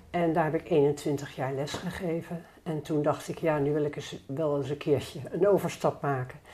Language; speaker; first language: Dutch; native; Dutch